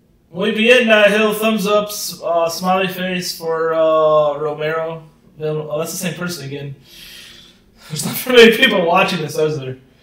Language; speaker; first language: English; native; English